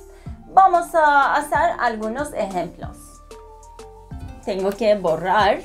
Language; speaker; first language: Spanish; non-native, fluent; Turkish